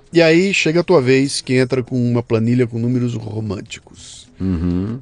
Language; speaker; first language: Portuguese; native; Portuguese